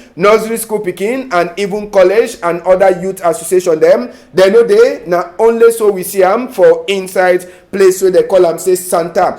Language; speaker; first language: Nigerian Pidgin; native; Nigerian Pidgin